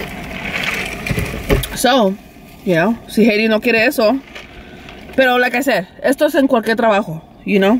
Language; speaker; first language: Spanish; early bilingual, heritage; Spanish